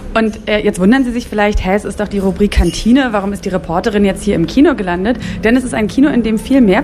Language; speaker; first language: German; native; German